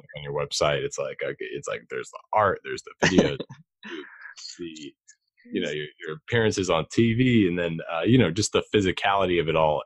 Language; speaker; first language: English; native; English